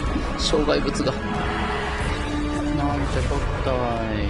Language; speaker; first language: Japanese; native; Japanese